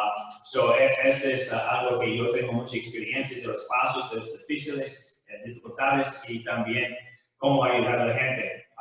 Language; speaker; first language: Spanish; non-native, fluent; English